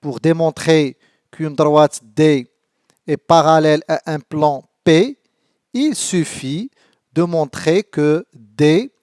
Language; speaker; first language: French; non-native, local second language; Arabic